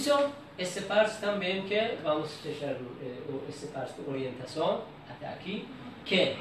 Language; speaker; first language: Portuguese; non-native, learner; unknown